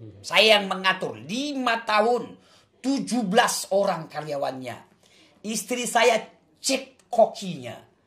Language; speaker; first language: Indonesian; non-native, local second language; Achinese